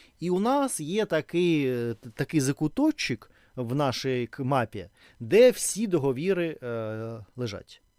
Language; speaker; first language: Ukrainian; non-native, learner; Russian